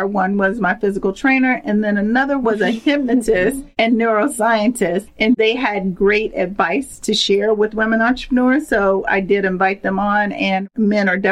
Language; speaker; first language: English; native; English